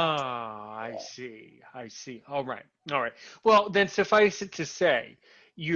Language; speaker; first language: English; native; English